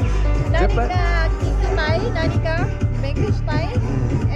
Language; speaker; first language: Japanese; non-native, learner; Filipino